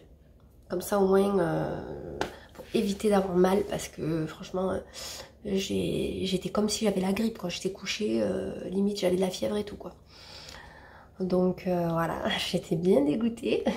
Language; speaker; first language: French; native; French